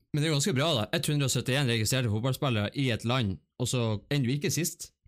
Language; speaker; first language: Norwegian; native; Norwegian